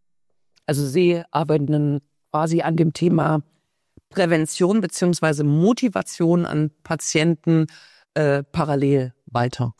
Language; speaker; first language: German; native; German